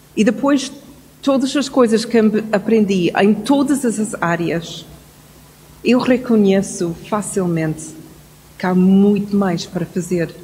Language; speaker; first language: Portuguese; non-native, fluent; English